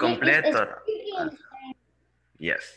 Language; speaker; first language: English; non-native, fluent; Spanish